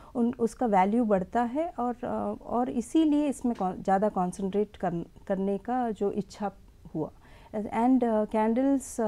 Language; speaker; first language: Hindi; non-native, local second language; Tamil